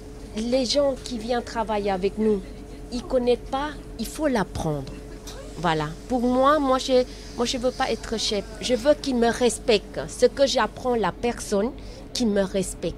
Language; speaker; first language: French; non-native, learner; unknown